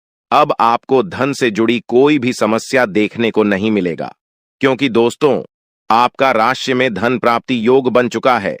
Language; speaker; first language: Hindi; non-native, local second language; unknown